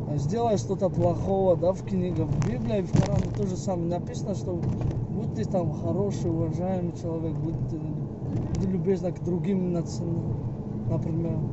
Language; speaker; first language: Russian; non-native, local second language; Tajik